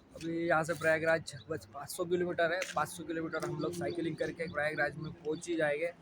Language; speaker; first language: Hindi; non-native, local second language; Marathi